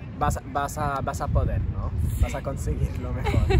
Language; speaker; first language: Spanish; non-native, fluent; French